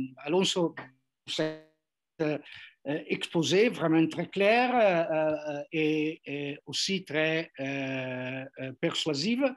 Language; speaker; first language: French; non-native, fluent; Italian